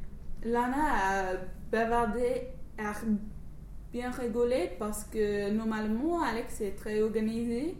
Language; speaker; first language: French; non-native, learner; English